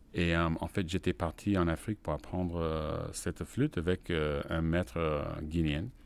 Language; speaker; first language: French; non-native, fluent; English